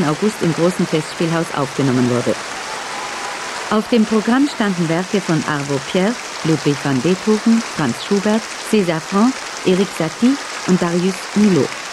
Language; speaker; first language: German; native; German